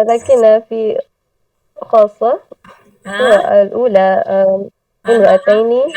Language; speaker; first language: Arabic; non-native, learner; Malay